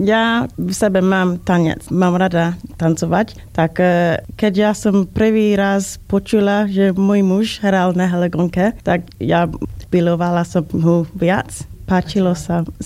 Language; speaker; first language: Slovak; non-native, learner; English